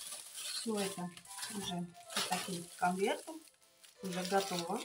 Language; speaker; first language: Russian; non-native, fluent; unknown